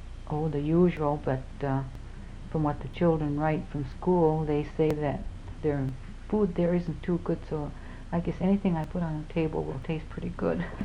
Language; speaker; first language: English; early bilingual, other home language; Finnish